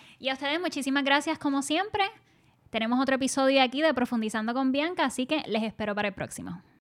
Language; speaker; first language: Spanish; native; Spanish